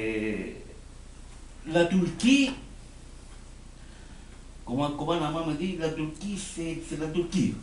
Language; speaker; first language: French; non-native, fluent; Spanish